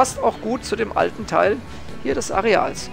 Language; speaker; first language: German; native; German